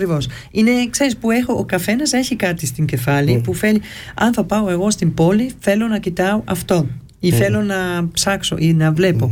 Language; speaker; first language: Greek; early bilingual, heritage; Greek